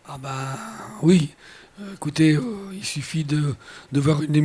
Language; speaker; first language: French; native; French